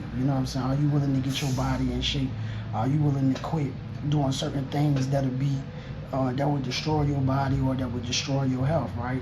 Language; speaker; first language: English; native; English